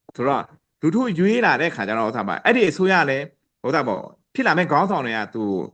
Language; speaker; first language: Burmese; non-native, local second language; Pa'o Karen